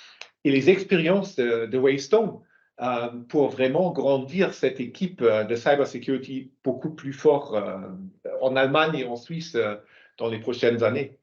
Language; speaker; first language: French; non-native, fluent; German